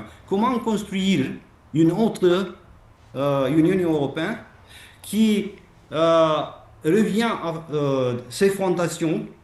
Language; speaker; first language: French; non-native, fluent; Romanian